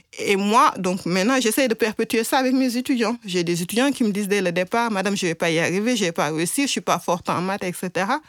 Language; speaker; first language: French; non-native, local second language; Wolof